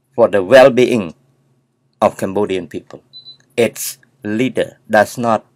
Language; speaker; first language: English; non-native, learner; Khmer